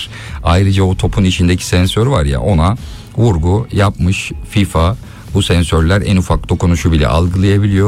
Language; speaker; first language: Turkish; native; Turkish